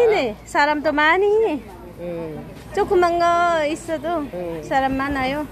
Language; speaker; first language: Korean; non-native, learner; Nepali